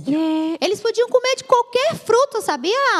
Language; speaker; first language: Portuguese; native; Portuguese